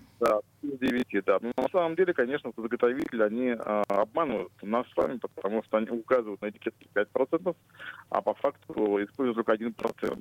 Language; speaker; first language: Russian; native; Russian